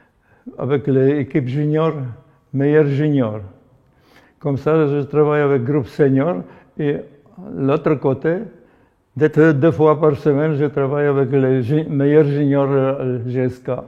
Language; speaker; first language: French; non-native, learner; Polish